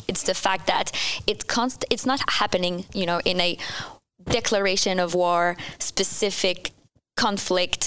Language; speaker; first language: English; non-native, fluent; French